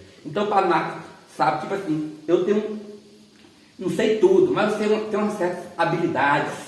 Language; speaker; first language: Portuguese; native; Portuguese